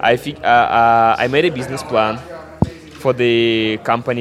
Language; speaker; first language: English; non-native, fluent; Russian